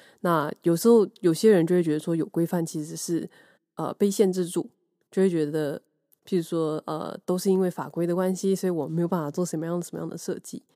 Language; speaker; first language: Chinese; native; Chinese